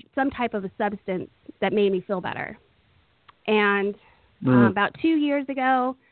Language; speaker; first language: English; native; English